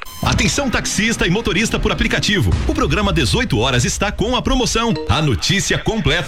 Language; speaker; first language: Portuguese; native; Portuguese